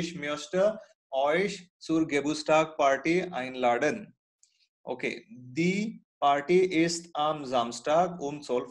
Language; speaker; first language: German; non-native, fluent; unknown